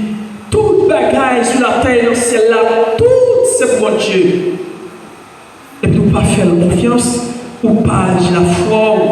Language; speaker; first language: French; non-native, local second language; Haitian Creole